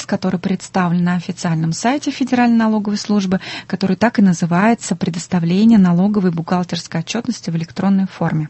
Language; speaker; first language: Russian; native; Russian